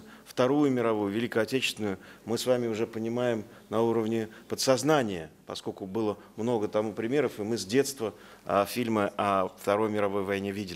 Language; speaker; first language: Russian; native; Russian